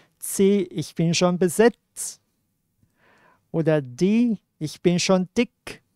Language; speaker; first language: German; non-native, fluent; Cantonese